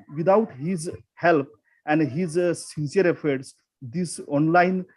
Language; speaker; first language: English; non-native, local second language; Marathi